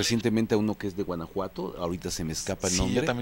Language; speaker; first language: Spanish; native; Spanish